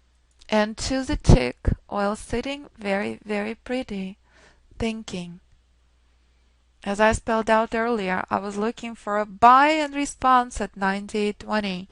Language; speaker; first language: English; non-native, fluent; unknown